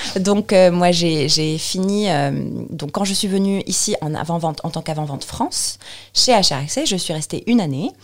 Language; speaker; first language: French; non-native, local second language; Arabic